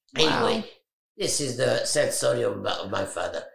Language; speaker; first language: English; non-native, fluent; Arabic